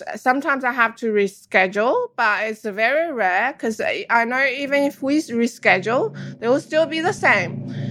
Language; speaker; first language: English; non-native, fluent; Chinese